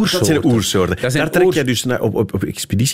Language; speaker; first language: Dutch; native; Dutch